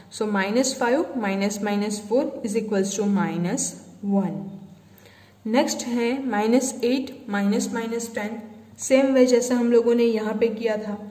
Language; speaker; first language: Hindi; non-native, local second language; Gujarati